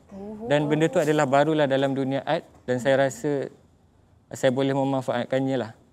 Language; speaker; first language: Malay; native; Malay